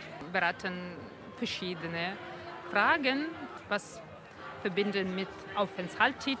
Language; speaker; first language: German; non-native, learner; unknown